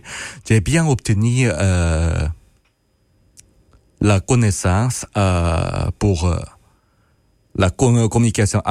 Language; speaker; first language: French; non-native, fluent; Korean